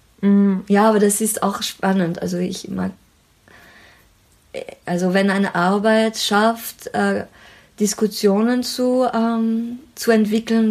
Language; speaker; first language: German; non-native, fluent; French